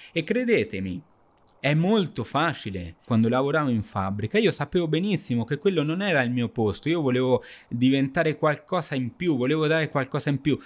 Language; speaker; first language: Italian; non-native, fluent; Spanish